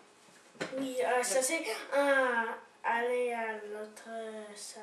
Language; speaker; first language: French; non-native, learner; English